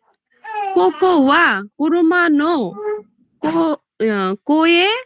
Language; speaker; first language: Japanese; non-native, learner; Bangla